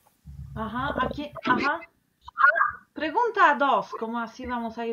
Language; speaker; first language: Spanish; non-native, fluent; Polish